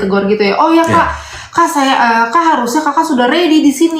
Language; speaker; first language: Indonesian; native; Indonesian